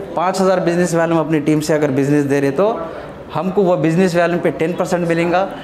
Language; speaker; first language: Hindi; non-native, local second language; Telugu